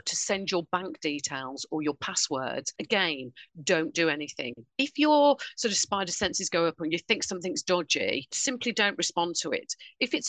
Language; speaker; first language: English; native; English